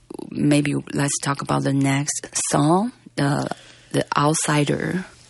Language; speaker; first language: English; non-native, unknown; Chinese